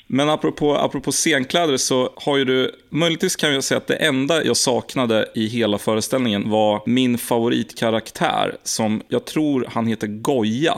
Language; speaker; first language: Swedish; native; Swedish